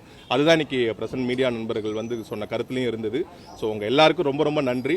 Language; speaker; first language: Tamil; native; Tamil